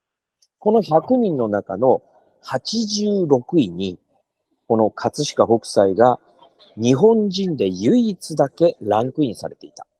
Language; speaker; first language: Japanese; native; Japanese